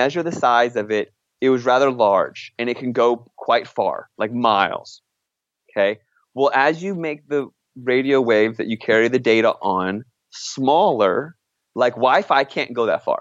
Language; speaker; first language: English; native; English